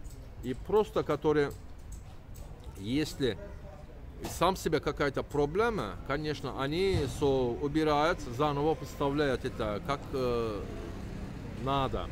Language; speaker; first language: Russian; non-native, learner; Turkish